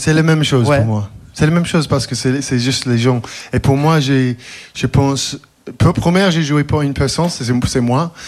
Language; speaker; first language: French; non-native, fluent; English